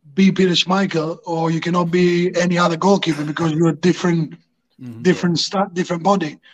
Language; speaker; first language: English; non-native, fluent; Greek